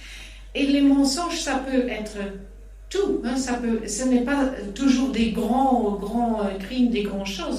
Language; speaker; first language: French; non-native, fluent; German